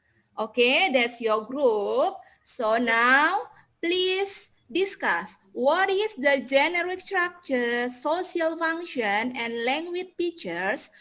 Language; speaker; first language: English; non-native, learner; Indonesian